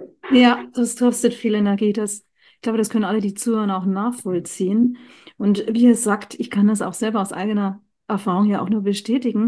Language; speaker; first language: German; native; German